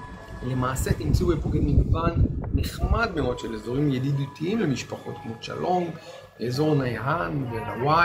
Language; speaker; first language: Hebrew; native; Hebrew